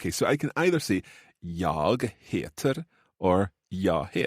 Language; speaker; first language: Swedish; non-native, learner; English